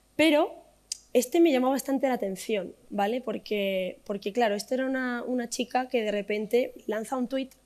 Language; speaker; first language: Spanish; native; Spanish